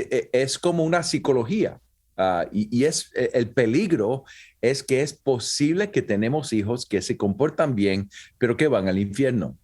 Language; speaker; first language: Spanish; early bilingual, heritage; Spanish